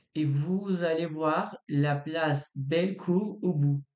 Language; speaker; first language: French; non-native, learner; Azerbaijani